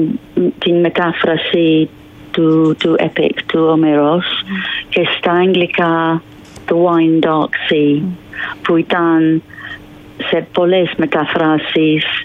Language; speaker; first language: Greek; non-native, fluent; English